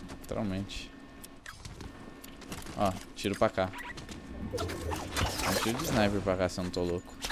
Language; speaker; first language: Portuguese; native; Portuguese